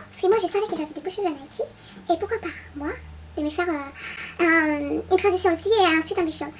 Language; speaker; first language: French; non-native, local second language; Haitian Creole